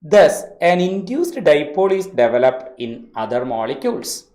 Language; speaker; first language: English; non-native, local second language; Malayalam